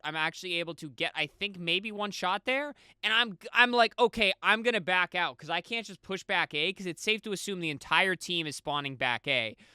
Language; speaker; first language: English; native; English